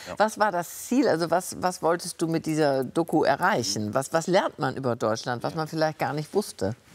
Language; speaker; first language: German; native; German